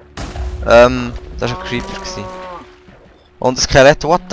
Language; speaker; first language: German; native; German